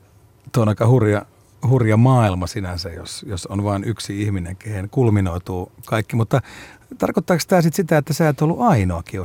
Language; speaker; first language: Finnish; native; Finnish